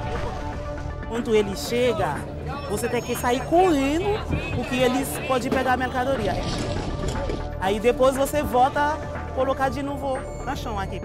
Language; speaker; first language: Portuguese; non-native, learner; Haitian Creole